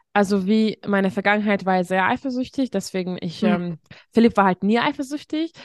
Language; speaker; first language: German; non-native, fluent; Hungarian